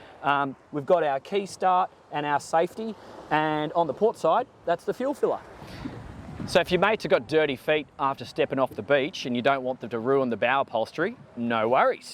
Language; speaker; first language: English; native; English